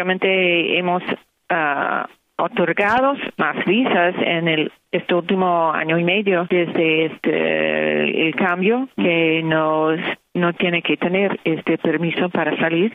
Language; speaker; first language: Spanish; non-native, fluent; English